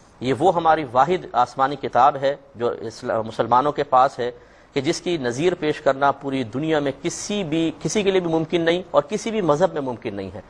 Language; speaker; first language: Urdu; native; Urdu